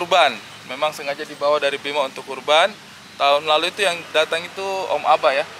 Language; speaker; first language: Indonesian; native; Indonesian